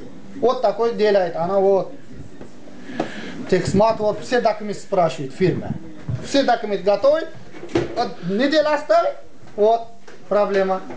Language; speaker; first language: Russian; non-native, learner; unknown